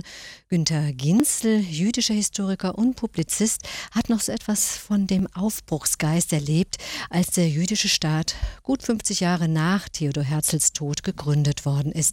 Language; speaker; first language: German; native; German